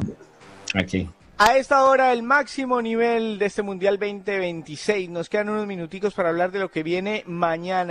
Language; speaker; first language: Spanish; native; Spanish